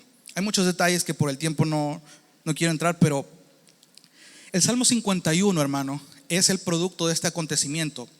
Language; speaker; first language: Spanish; native; Spanish